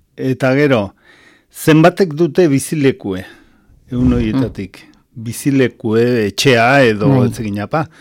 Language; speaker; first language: Basque; native; Basque